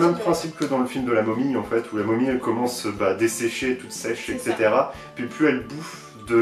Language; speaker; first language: French; native; French